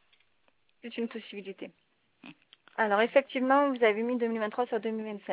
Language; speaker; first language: French; native; French